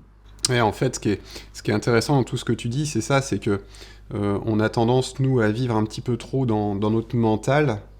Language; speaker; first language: French; native; French